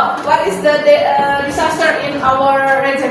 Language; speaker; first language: English; non-native, learner; Indonesian